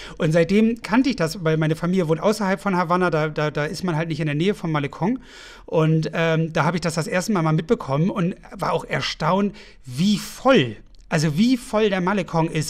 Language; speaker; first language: German; native; German